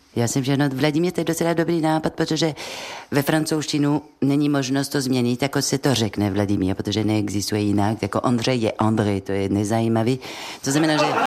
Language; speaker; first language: Czech; non-native, fluent; French